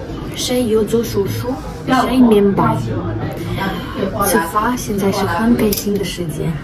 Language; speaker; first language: Chinese; non-native, learner; Ukrainian